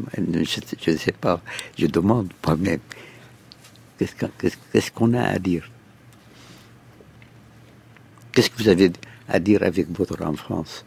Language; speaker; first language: French; non-native, fluent; Arabic